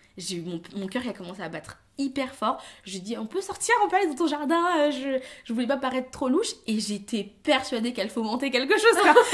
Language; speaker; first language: French; early bilingual, other home language; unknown